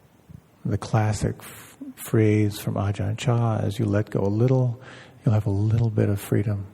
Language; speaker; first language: English; native; English